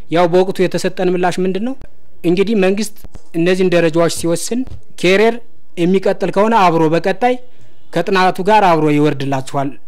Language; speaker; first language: Amharic; native; Amharic